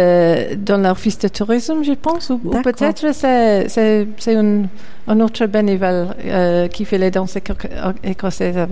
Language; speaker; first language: French; non-native, learner; English